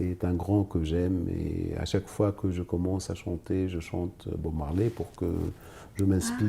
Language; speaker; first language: French; non-native, local second language; Arabic